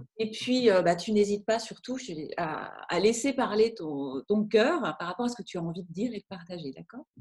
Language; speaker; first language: French; native; French